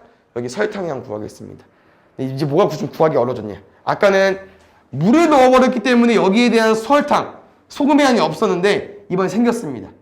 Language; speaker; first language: Korean; native; Korean